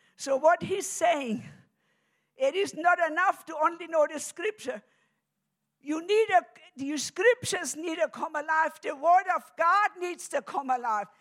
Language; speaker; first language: English; non-native, fluent; German